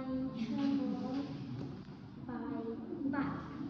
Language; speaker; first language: English; non-native, learner; Vietnamese